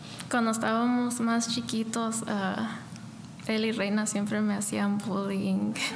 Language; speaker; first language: Spanish; early bilingual, heritage; Spanish